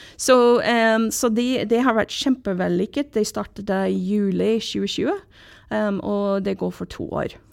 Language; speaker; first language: Norwegian; non-native, fluent; English